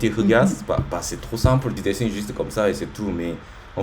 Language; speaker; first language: French; native; French